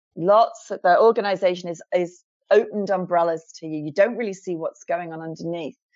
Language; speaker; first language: English; native; English